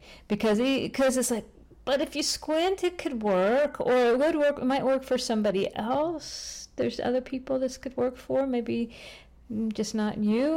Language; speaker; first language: English; native; English